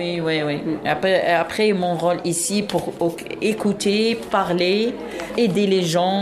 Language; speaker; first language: French; non-native, fluent; Arabic